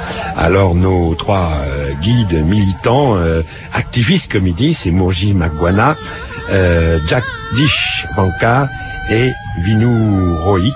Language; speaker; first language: French; native; French